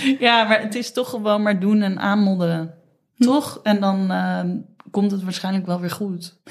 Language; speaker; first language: Dutch; native; Dutch